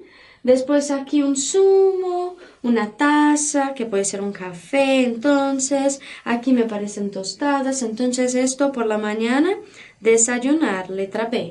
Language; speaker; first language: Spanish; non-native, fluent; Portuguese